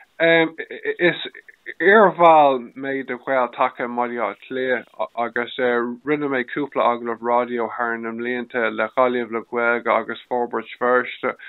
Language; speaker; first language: Irish; non-native, local second language; English